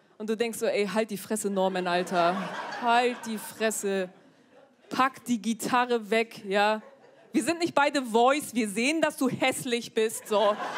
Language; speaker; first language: German; early bilingual, other home language; Turkish